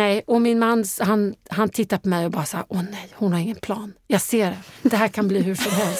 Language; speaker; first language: Swedish; native; Swedish